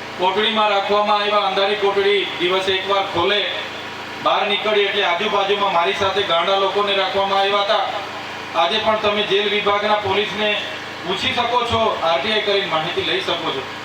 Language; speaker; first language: Gujarati; non-native, local second language; Vasavi